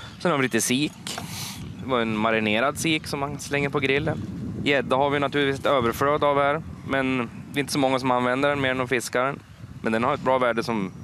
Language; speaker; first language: Swedish; native; Swedish